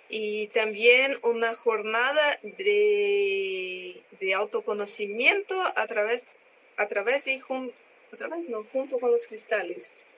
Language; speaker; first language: Spanish; non-native, learner; Portuguese